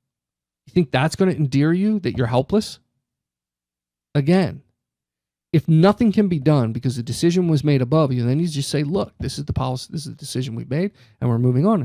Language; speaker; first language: English; native; English